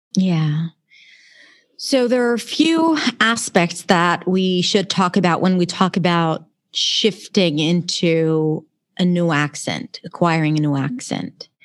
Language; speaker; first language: English; non-native, fluent; Hebrew